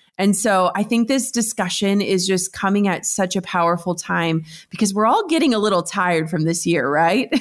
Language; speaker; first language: English; native; English